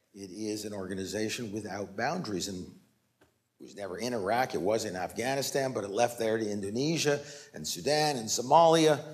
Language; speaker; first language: English; native; English